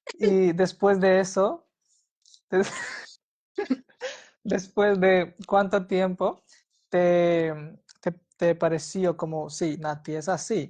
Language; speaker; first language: Spanish; non-native, fluent; Hindi